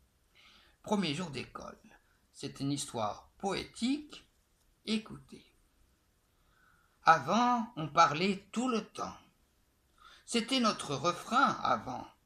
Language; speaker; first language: French; native; French